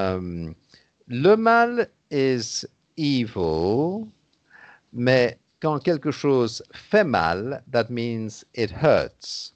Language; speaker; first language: French; native; French